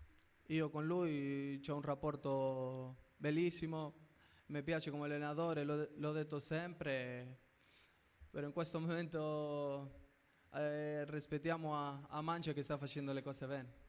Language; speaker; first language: Italian; non-native, fluent; Spanish